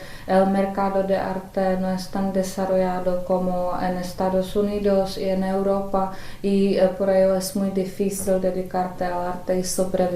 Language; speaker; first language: Spanish; non-native, fluent; Czech